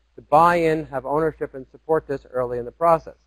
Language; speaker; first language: English; native; English